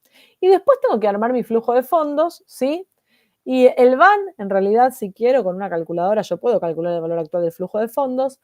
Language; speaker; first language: Spanish; native; Spanish